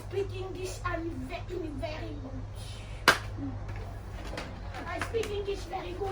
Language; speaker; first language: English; non-native, learner; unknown